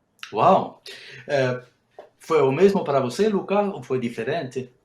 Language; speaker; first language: Portuguese; non-native, fluent; Spanish